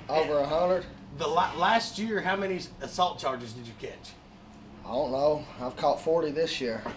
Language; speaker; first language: English; native; English